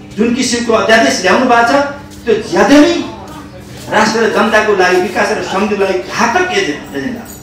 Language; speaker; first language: Nepali; native; Nepali